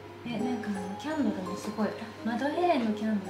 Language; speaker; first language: Japanese; native; Japanese